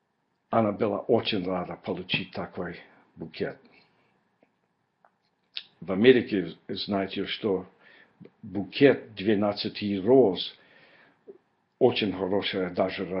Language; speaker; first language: Russian; non-native, fluent; English